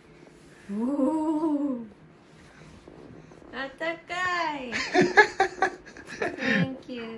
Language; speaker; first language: English; non-native, learner; Japanese